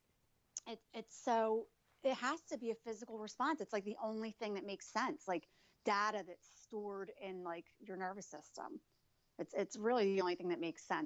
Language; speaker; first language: English; native; English